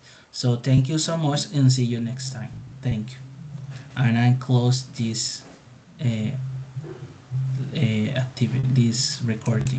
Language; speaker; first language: English; non-native, fluent; Spanish